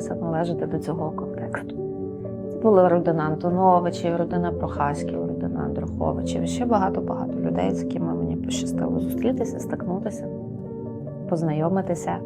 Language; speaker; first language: Ukrainian; non-native, local second language; Russian